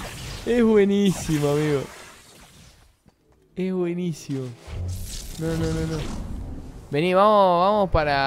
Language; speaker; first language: Spanish; native; Spanish